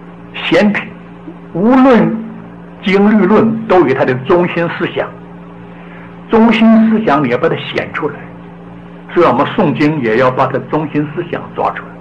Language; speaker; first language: Chinese; native; Chinese